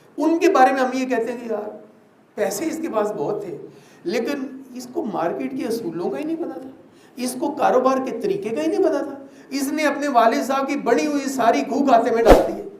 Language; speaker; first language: Urdu; non-native, local second language; Punjabi